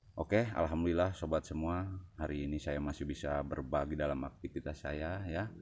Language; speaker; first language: Indonesian; non-native, local second language; Sundanese